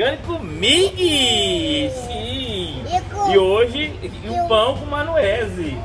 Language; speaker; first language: Portuguese; native; Portuguese